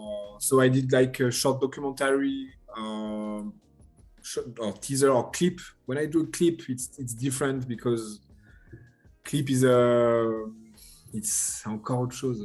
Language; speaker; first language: English; non-native, learner; French